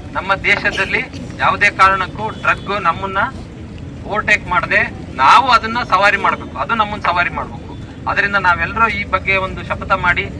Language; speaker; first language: Kannada; native; Kannada